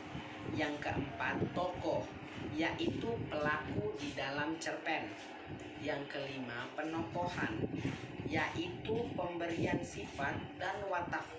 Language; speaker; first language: Indonesian; native; Indonesian